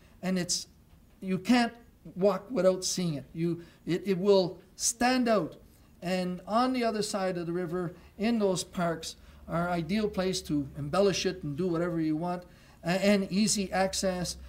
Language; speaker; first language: English; non-native, local second language; French